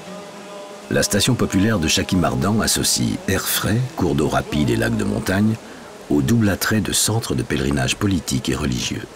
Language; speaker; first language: French; native; French